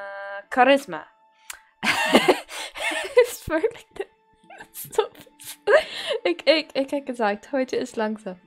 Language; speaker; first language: German; non-native, learner; English